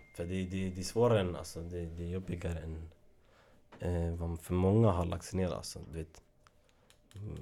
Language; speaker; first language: Swedish; early bilingual, other home language; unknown